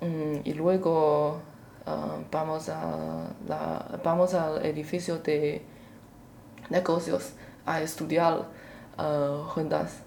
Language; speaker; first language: Spanish; non-native, learner; Chinese